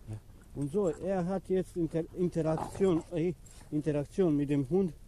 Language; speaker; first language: German; non-native, learner; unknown